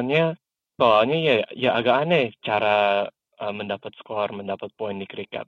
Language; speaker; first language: Indonesian; native; Indonesian